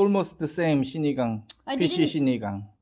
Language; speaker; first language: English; non-native, learner; Korean